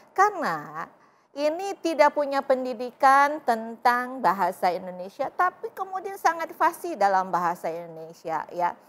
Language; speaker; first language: Indonesian; native; Indonesian